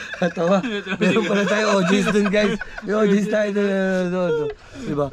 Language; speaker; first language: Filipino; non-native, local second language; Waray